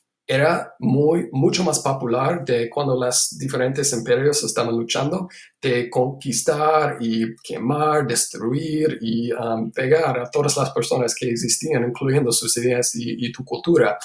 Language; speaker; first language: Spanish; non-native, fluent; English